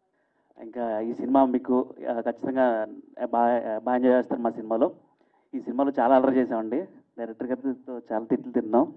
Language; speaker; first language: Telugu; native; Telugu